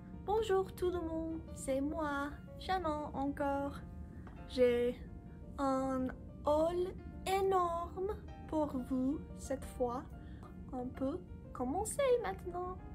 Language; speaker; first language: French; non-native, learner; English